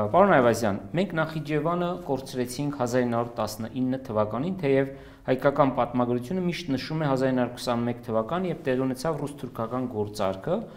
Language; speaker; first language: Armenian; native; Armenian